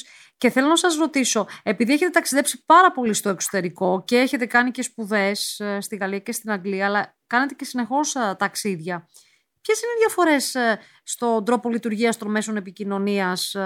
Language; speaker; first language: Greek; native; Greek